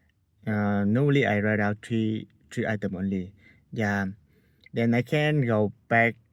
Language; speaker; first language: English; non-native, learner; Vietnamese